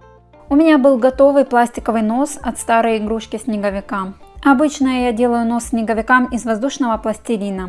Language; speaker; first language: Russian; native; Russian